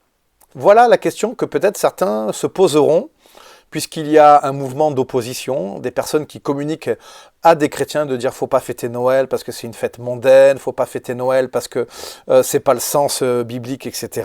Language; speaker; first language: French; native; French